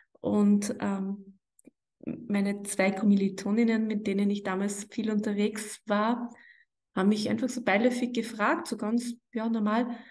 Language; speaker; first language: German; native; German